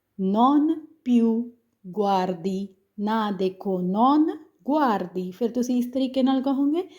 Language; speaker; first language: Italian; non-native, fluent; Punjabi